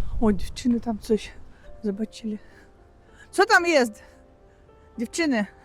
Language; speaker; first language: Polish; non-native, learner; Russian